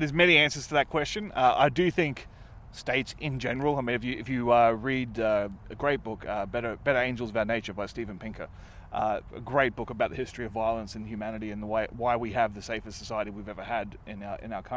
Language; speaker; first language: English; native; English